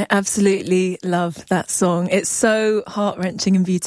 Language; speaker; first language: English; native; English